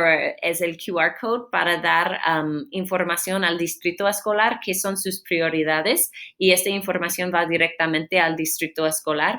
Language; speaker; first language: Spanish; non-native, fluent; English